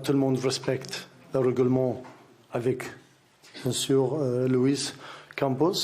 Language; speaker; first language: French; non-native, learner; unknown